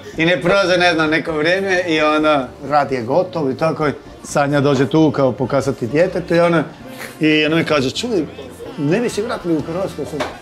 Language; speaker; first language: Croatian; non-native, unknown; Spanish